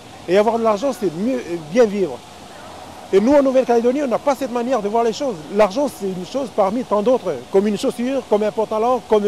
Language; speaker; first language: French; non-native, local second language; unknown